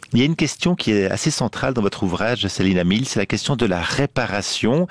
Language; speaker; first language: French; native; French